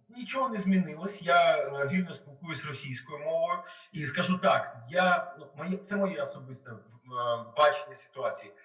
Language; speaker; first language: Ukrainian; non-native, local second language; Russian